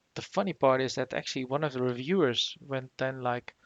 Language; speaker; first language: English; non-native, fluent; Dutch